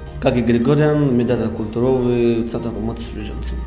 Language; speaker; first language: Polish; non-native, learner; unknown